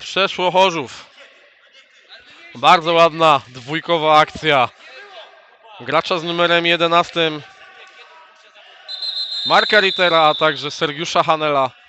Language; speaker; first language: Polish; native; Polish